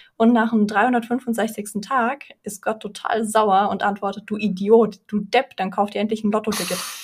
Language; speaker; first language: German; early bilingual, other home language; Russian